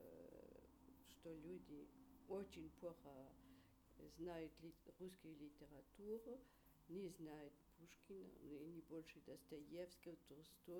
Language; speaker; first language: Russian; early bilingual, heritage; Russian